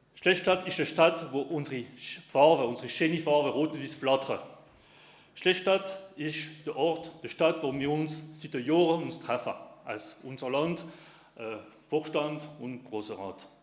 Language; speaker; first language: German; non-native, local second language; French